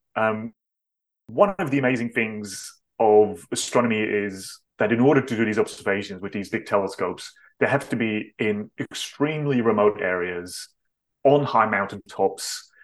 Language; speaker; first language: English; non-native, fluent; Dutch